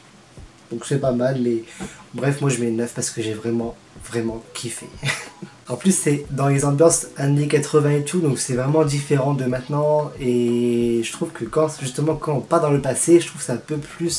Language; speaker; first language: French; native; French